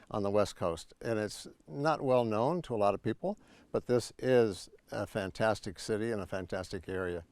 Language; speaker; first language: English; native; English